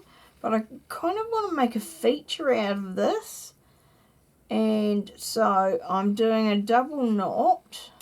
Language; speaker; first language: English; native; English